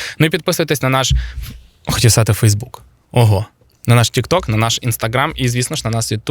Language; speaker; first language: Ukrainian; non-native, local second language; Russian